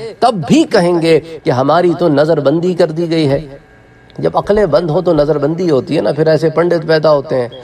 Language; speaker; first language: Urdu; non-native, local second language; Punjabi